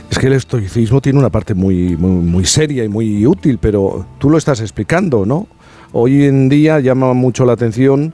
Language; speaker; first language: Spanish; native; Spanish